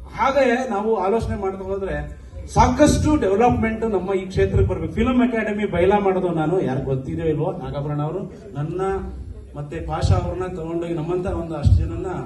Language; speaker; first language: Kannada; non-native, local second language; Lambadi